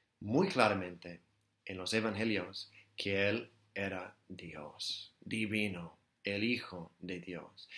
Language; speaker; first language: Spanish; non-native, fluent; English